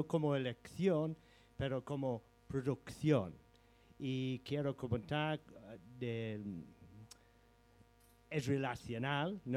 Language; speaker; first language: Spanish; non-native, fluent; English